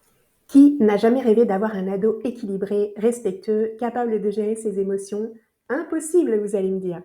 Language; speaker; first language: French; native; French